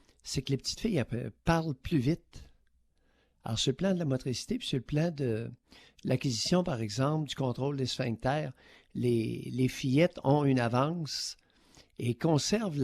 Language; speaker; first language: French; native; French